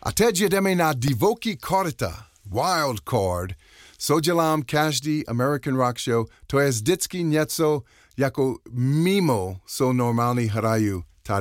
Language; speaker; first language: Czech; non-native, fluent; English